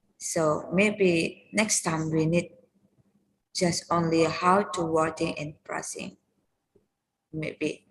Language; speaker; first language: English; non-native, learner; Indonesian